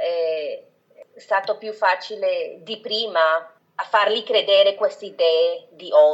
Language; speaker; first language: Italian; non-native, fluent; Spanish